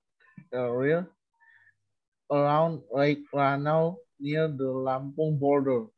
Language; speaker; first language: English; non-native, learner; Indonesian